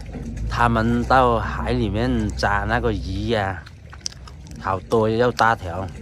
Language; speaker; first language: Chinese; non-native, local second language; Cantonese